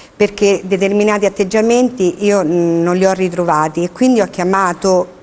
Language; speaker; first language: Italian; native; Italian